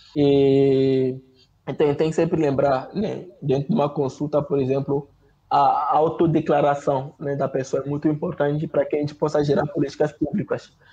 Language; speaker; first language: Portuguese; non-native, fluent; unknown